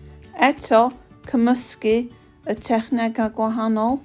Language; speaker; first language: Welsh; non-native, local second language; English